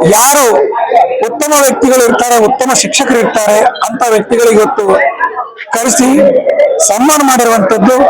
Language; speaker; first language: Kannada; native; Kannada